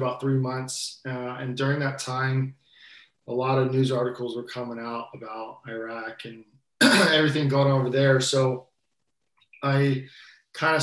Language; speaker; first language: English; native; English